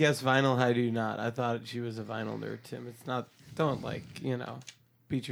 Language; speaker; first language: English; native; English